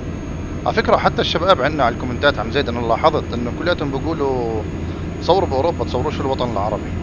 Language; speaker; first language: Arabic; native; Arabic